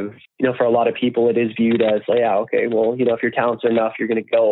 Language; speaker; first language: English; native; English